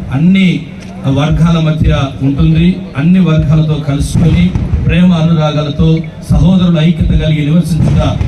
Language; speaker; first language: Telugu; native; Telugu